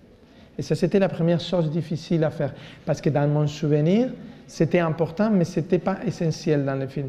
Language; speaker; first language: French; non-native, fluent; Spanish